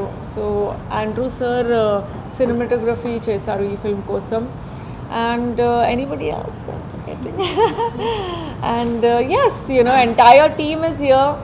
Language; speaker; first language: Telugu; non-native, fluent; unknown